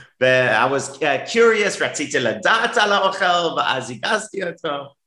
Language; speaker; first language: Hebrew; non-native, fluent; English